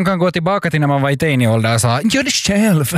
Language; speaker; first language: Swedish; native; Swedish